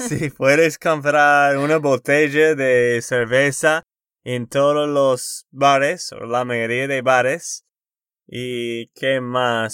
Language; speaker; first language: Spanish; non-native, fluent; English